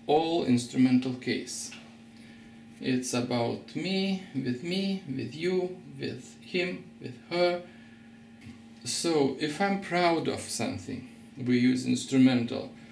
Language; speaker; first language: English; non-native, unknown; Lithuanian